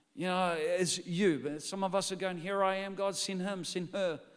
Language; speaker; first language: English; native; English